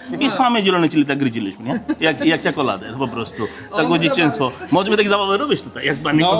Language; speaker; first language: Polish; non-native, learner; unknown